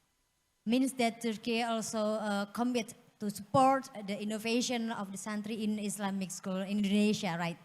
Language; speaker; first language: English; non-native, fluent; Indonesian